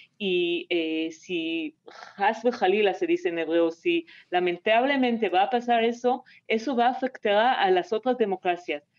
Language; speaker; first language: Spanish; non-native, fluent; Hebrew